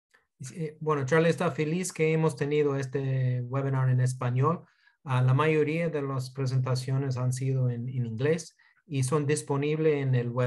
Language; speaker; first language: Spanish; non-native, fluent; English